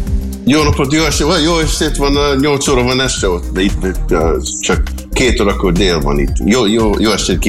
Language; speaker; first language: Hungarian; early bilingual, heritage; English